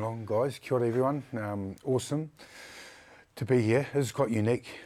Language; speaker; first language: English; native; English